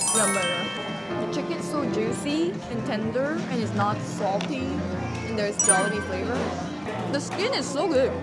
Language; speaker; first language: English; non-native, local second language; Korean